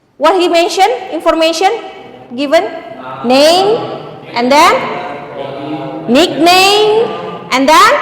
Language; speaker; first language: English; non-native, fluent; Indonesian